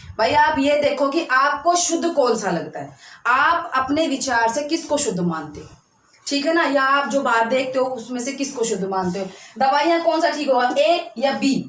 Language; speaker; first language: Hindi; native; Hindi